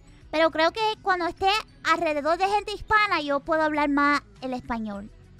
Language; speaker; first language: Spanish; early bilingual, other home language; English